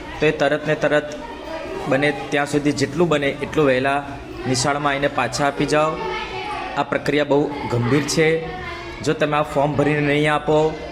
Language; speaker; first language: Gujarati; native; Gujarati